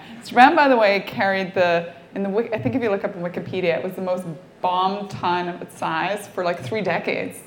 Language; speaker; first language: English; native; English